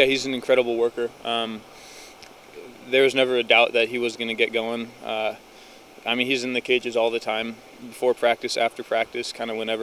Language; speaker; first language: English; native; English